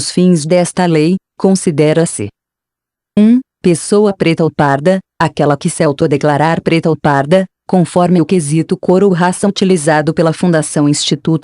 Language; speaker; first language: Portuguese; native; Portuguese